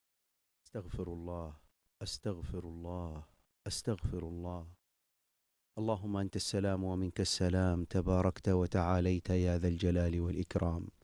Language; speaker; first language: Arabic; native; Arabic